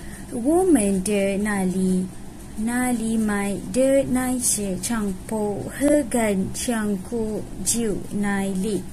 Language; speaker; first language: Chinese; non-native, learner; Malay